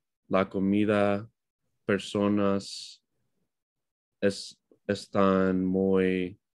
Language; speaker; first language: Spanish; non-native, learner; English